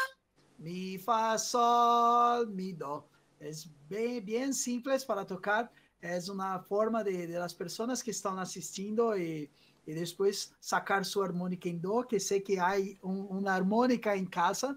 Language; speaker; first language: Spanish; non-native, fluent; Portuguese